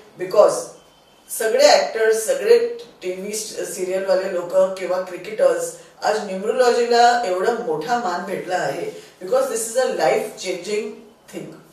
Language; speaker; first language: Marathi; non-native, local second language; Sindhi